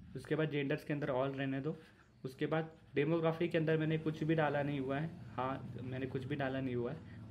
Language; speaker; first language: Hindi; non-native, local second language; Marathi